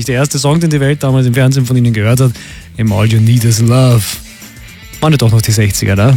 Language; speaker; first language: German; native; German